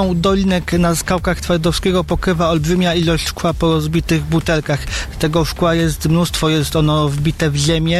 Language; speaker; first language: Polish; native; Polish